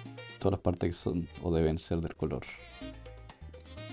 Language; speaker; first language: Spanish; native; Spanish